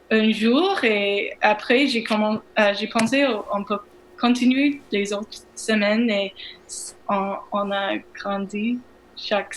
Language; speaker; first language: French; non-native, learner; English